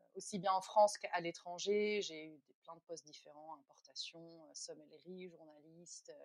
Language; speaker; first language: French; non-native, fluent; Dutch